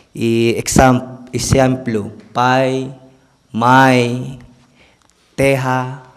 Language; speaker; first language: Portuguese; non-native, learner; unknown